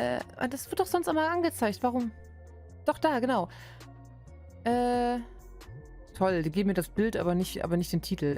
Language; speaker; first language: German; native; German